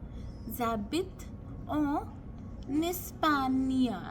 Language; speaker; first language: French; non-native, fluent; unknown